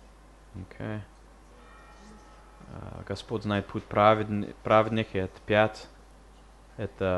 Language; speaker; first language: Russian; non-native, fluent; English